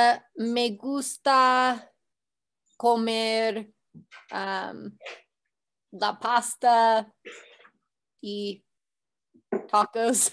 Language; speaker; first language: Spanish; non-native, learner; English